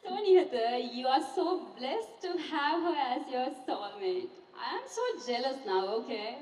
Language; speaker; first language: English; non-native, local second language; Sinhala